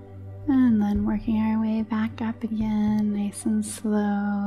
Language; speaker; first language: English; native; English